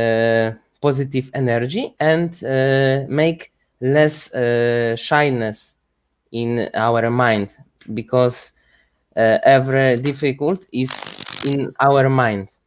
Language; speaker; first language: English; non-native, learner; Ukrainian